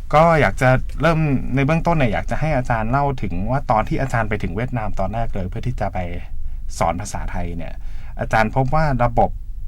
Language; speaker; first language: Thai; native; Thai